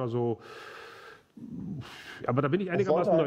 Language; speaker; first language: German; native; German